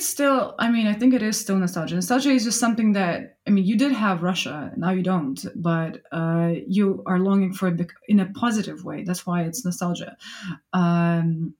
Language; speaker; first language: English; non-native, fluent; Russian